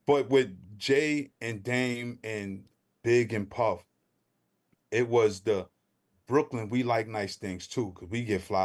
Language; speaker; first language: English; native; English